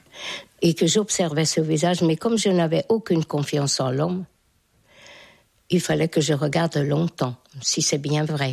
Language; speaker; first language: French; non-native, fluent; Hungarian